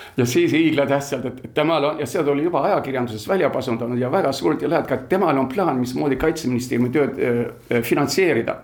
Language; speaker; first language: Estonian; early bilingual, heritage; Estonian